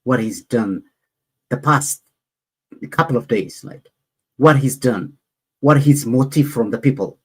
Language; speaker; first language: English; non-native, learner; Amharic